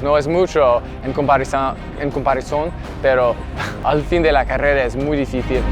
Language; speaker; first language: Spanish; non-native, learner; English